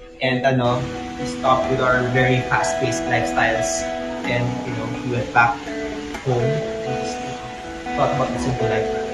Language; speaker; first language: English; non-native, local second language; Filipino